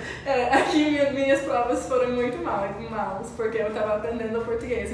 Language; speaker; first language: Portuguese; non-native, learner; English